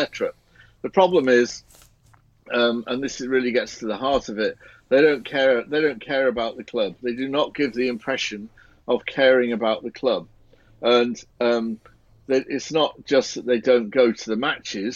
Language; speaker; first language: English; native; English